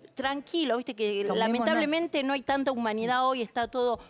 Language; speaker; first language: Spanish; native; Spanish